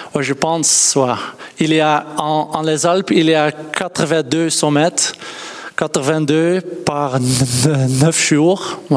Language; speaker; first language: French; non-native, learner; Dutch